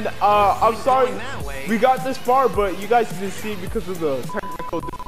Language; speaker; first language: English; native; English